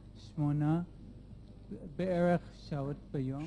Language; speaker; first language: Hebrew; non-native, learner; English